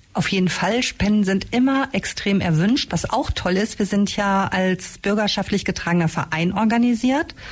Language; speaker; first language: German; native; German